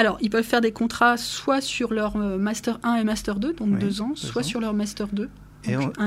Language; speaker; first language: French; native; French